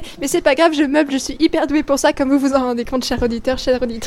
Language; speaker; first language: French; native; French